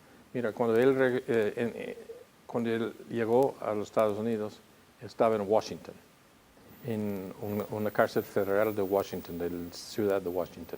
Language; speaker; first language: Spanish; non-native, fluent; English